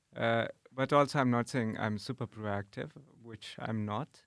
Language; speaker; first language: English; non-native, local second language; Nepali